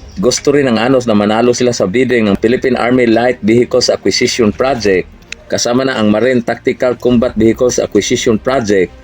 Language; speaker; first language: Filipino; non-native, local second language; Cebuano